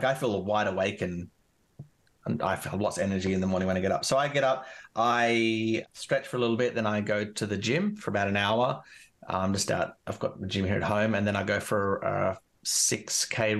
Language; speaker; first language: English; native; English